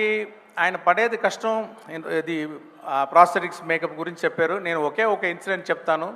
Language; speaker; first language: Telugu; non-native, learner; Tamil